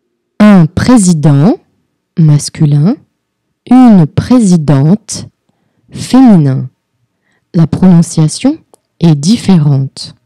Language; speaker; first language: French; non-native, fluent; Portuguese